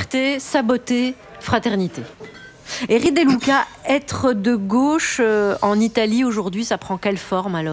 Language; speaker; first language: French; native; French